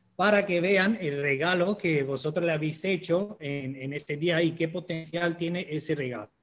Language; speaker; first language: Spanish; non-native, fluent; Romanian